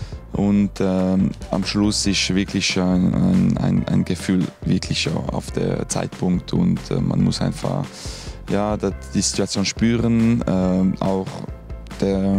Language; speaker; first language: German; non-native, local second language; French